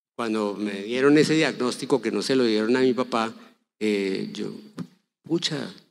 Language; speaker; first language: Spanish; native; Spanish